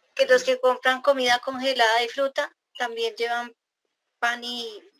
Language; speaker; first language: Spanish; native; Spanish